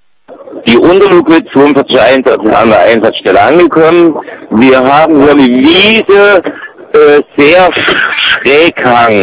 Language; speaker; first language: German; native; German